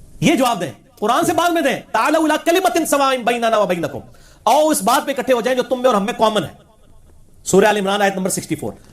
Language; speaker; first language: Urdu; non-native, local second language; Punjabi